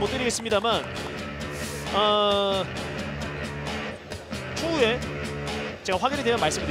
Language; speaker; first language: Korean; native; Korean